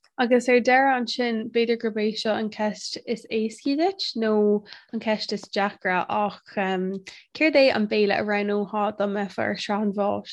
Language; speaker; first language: Irish; non-native, local second language; English